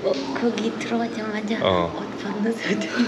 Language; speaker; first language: Korean; non-native, learner; Turkish